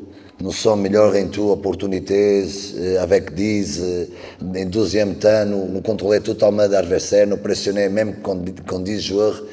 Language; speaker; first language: French; non-native, learner; Portuguese